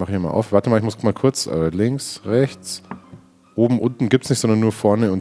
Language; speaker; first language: German; native; German